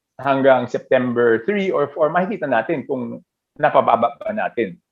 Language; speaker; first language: Filipino; native; Filipino